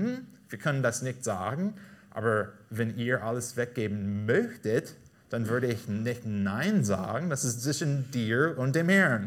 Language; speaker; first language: German; non-native, fluent; English